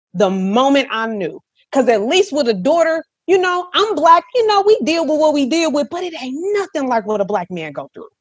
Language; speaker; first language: English; native; English